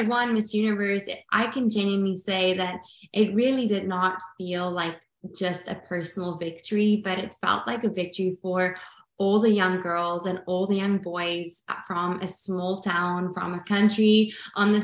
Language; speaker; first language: English; non-native, local second language; Afrikaans